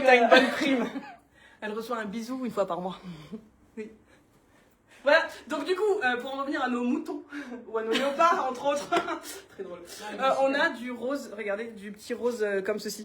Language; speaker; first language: French; native; French